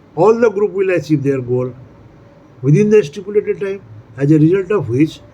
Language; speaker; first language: English; non-native, local second language; Nepali